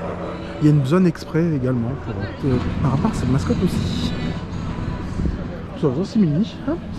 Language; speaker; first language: French; native; French